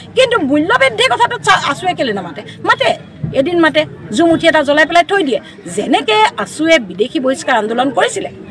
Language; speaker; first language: Assamese; native; Assamese